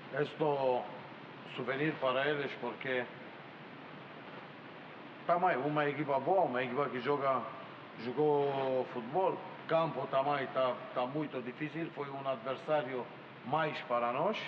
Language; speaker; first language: Portuguese; non-native, learner; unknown